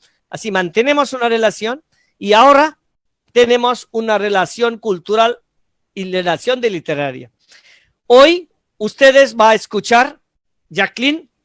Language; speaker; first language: Spanish; non-native, fluent; Bangla